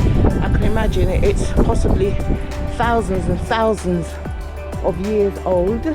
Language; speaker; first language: English; native; English